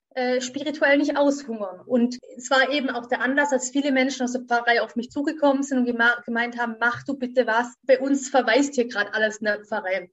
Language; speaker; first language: German; native; German